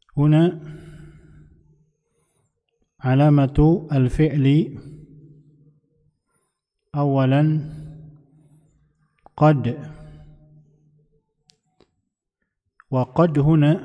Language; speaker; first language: Arabic; non-native, fluent; Indonesian